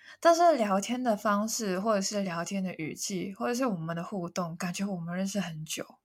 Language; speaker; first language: Chinese; non-native, local second language; Cantonese